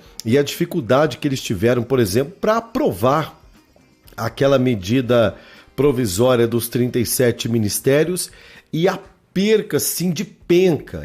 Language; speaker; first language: Portuguese; native; Portuguese